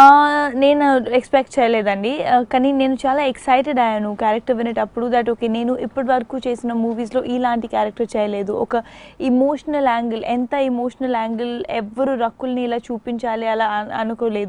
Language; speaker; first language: Telugu; non-native, fluent; Hindi